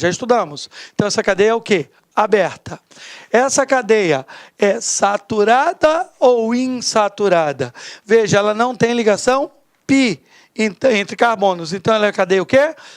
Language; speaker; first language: Portuguese; native; Portuguese